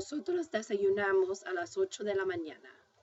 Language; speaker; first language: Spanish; non-native, fluent; English